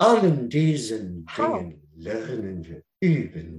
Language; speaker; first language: German; non-native, learner; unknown